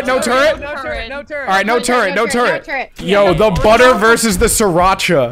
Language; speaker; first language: English; native; English